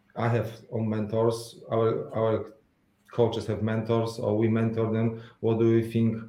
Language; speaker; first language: English; non-native, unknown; Polish